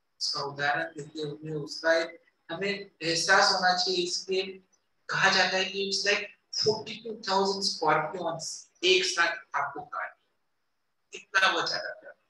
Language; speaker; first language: Hindi; non-native, local second language; Marathi